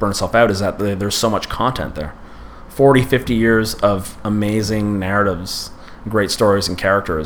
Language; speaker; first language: English; native; English